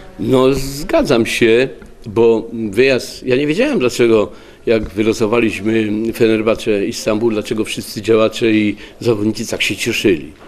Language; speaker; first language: Polish; native; Polish